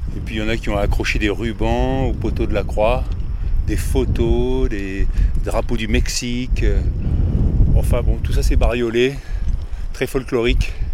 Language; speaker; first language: French; native; French